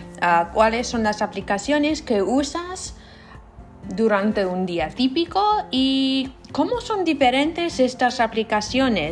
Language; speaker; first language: Spanish; non-native, learner; English